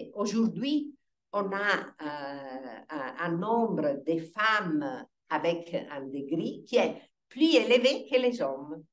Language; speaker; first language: French; non-native, fluent; Italian